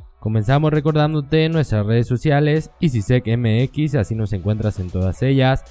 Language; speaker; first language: Spanish; native; Spanish